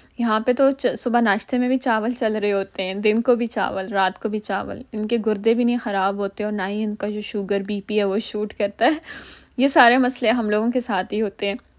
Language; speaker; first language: Urdu; native; Urdu